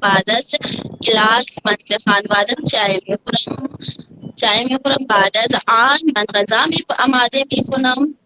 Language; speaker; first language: Persian; non-native, learner; Urdu